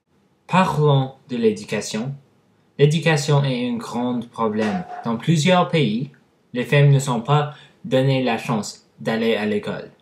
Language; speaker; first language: French; non-native, learner; English